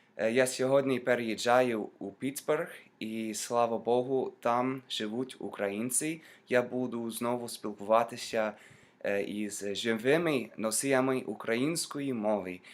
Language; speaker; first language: Ukrainian; non-native, fluent; English